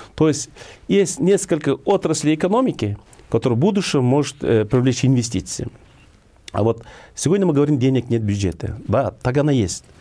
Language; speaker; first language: Russian; non-native, local second language; Kyrgyz